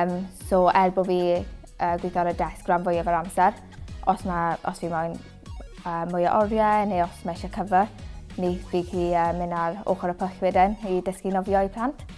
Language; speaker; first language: Welsh; native; Welsh